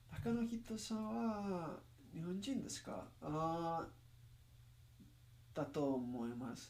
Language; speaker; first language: Japanese; non-native, learner; English